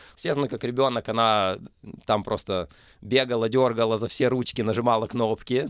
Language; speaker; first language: Russian; native; Russian